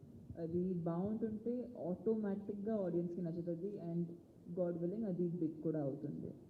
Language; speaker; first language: Telugu; non-native, fluent; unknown